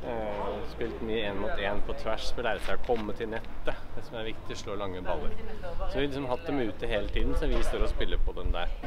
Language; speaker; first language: Norwegian; native; Norwegian